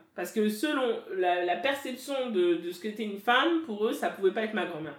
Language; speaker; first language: French; native; French